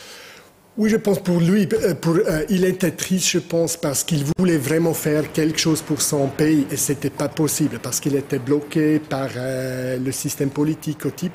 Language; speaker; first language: French; non-native, fluent; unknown